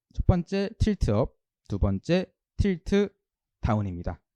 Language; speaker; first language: Korean; native; Korean